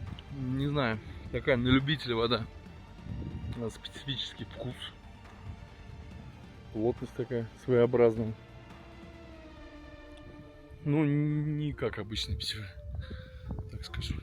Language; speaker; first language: Russian; native; Russian